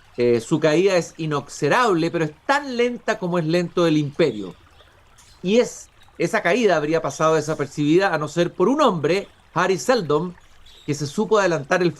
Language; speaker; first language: Spanish; native; Spanish